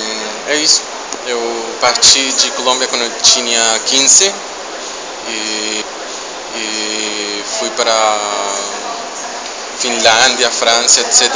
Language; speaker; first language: Portuguese; non-native, fluent; Spanish